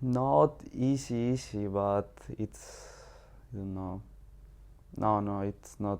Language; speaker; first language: English; non-native, learner; Spanish